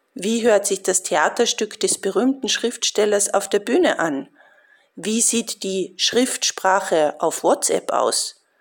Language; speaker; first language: German; native; German